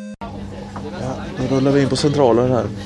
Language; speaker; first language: Swedish; native; Swedish